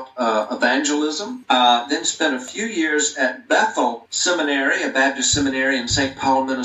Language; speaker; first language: English; native; English